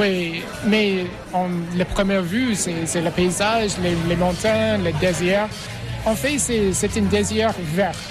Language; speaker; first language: French; non-native, learner; English